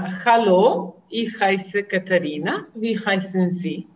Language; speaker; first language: German; non-native, learner; Serbian